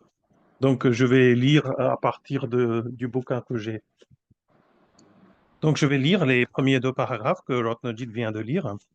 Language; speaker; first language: French; non-native, fluent; Bangla